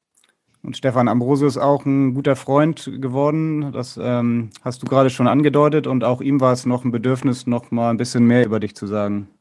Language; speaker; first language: German; native; German